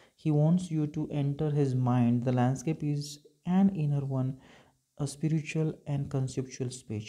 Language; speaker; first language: English; non-native, local second language; Marathi